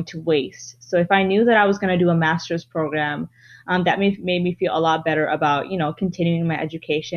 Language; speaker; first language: English; non-native, local second language; Bangla